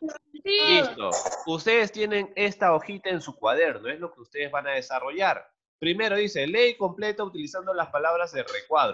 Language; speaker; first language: Spanish; native; Spanish